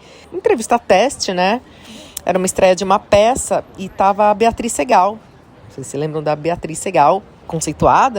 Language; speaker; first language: Portuguese; native; Portuguese